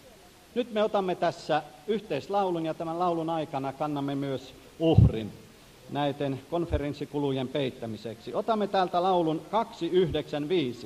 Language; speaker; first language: Finnish; native; Finnish